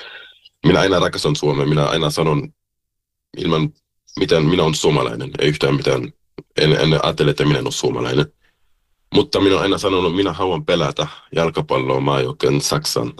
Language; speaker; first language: Finnish; early bilingual, heritage; German